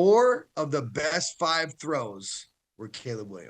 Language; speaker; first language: English; native; English